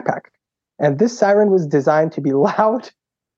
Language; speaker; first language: English; native; English